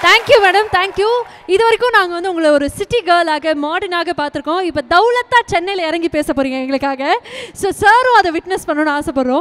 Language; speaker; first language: Tamil; native; Tamil